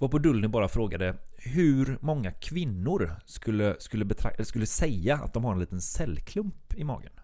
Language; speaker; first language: Swedish; native; Swedish